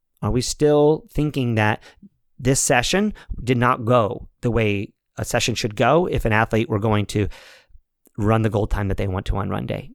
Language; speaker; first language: English; native; English